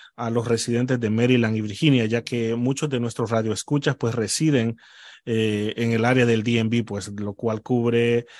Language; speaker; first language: Spanish; native; Spanish